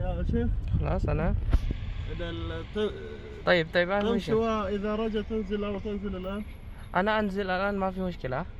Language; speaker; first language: Arabic; non-native, learner; Indonesian